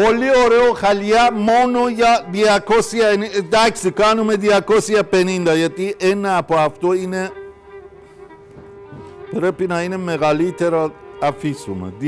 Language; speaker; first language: Greek; non-native, fluent; Persian